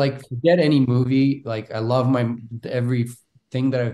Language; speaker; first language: English; non-native, fluent; Bulgarian